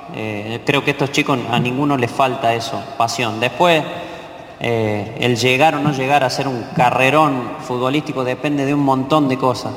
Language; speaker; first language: Spanish; native; Spanish